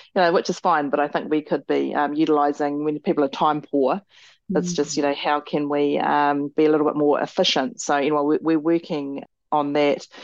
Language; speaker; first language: English; native; English